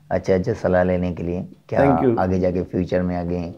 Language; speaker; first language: Hindi; non-native, local second language; Bangla